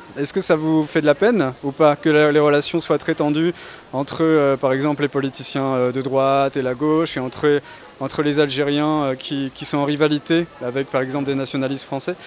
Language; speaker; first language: French; native; French